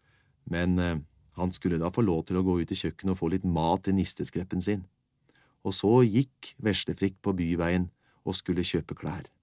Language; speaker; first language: Norwegian; native; Norwegian